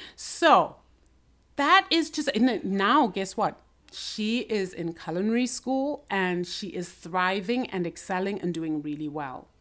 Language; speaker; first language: English; non-native, local second language; Shona